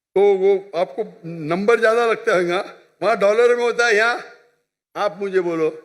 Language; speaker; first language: Urdu; non-native, local second language; Konkani